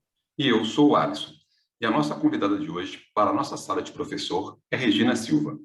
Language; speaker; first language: Portuguese; native; Portuguese